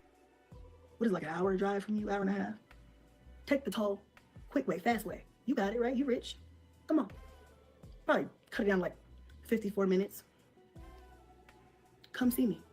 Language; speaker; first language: English; native; English